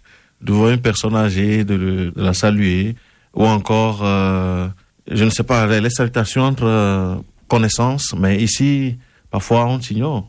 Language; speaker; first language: French; non-native, local second language; Ewe